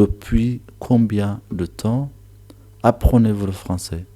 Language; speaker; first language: French; non-native, learner; Tigrinya